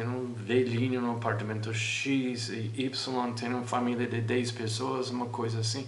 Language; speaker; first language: Portuguese; non-native, fluent; English